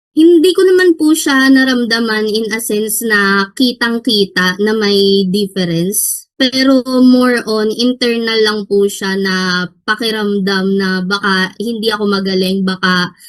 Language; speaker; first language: Filipino; native; Filipino